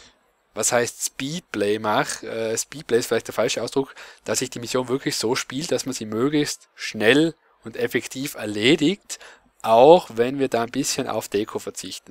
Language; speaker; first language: German; native; German